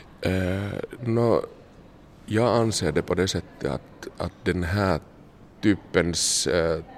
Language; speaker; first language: Swedish; non-native, local second language; Finnish